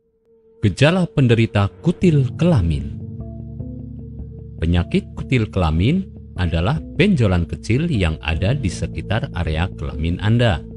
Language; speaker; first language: Indonesian; native; Indonesian